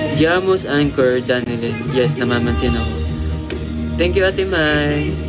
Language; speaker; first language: Filipino; non-native, local second language; Hiligaynon